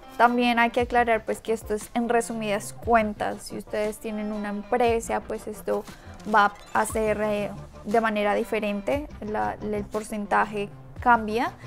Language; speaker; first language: Spanish; native; Spanish